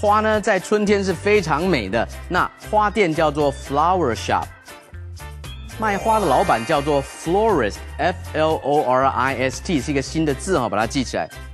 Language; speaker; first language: Chinese; native; Chinese